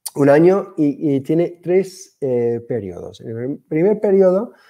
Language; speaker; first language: Spanish; non-native, fluent; English